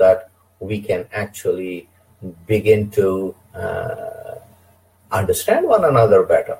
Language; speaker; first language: English; non-native, local second language; Kannada